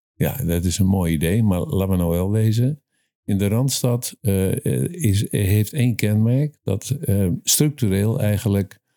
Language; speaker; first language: Dutch; native; Dutch